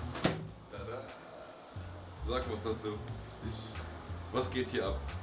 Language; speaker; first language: German; native; German